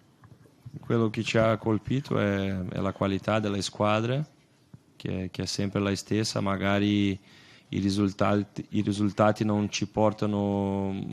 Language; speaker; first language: Italian; non-native, fluent; Portuguese